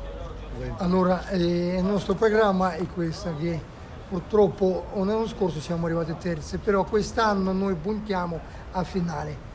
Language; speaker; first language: Italian; non-native, learner; Russian